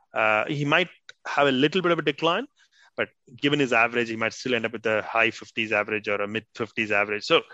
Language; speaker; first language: English; non-native, local second language; Tamil